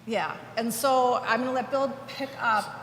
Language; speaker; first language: English; native; English